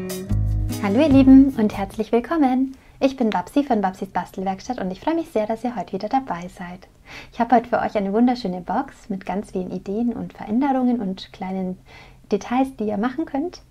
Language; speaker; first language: German; native; German